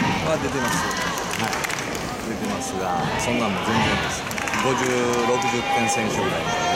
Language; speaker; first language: Japanese; native; Japanese